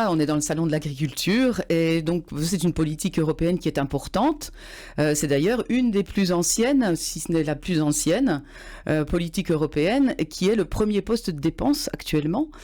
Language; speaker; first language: French; native; French